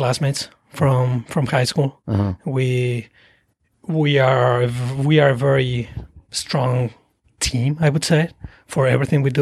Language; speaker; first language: English; non-native, fluent; Spanish